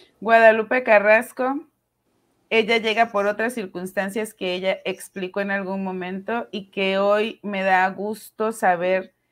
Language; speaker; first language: Spanish; native; Spanish